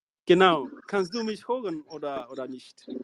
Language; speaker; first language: German; non-native, learner; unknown